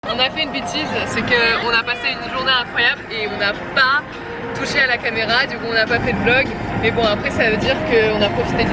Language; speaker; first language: French; non-native, fluent; Russian